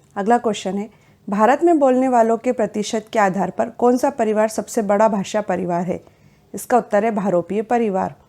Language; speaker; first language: Hindi; native; Hindi